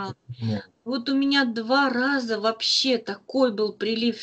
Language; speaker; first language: Russian; native; Russian